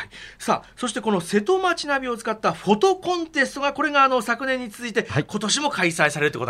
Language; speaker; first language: Japanese; native; Japanese